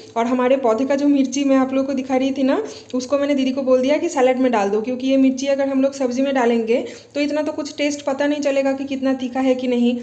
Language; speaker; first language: Hindi; non-native, local second language; Bangla